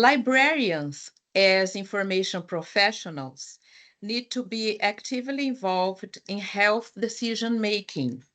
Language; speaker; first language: English; non-native, fluent; Portuguese